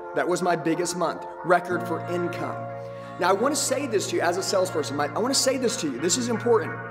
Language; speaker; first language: English; native; English